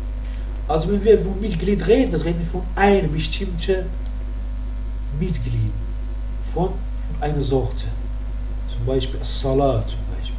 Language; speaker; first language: German; non-native, learner; Arabic